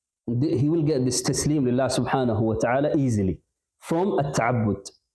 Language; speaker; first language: English; non-native, local second language; Bangla